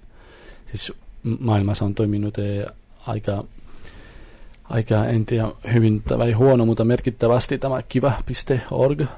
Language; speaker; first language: Finnish; non-native, fluent; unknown